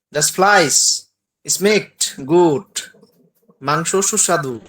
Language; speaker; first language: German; non-native, learner; Bangla